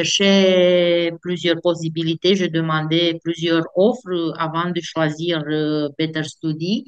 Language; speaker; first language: French; non-native, fluent; Romanian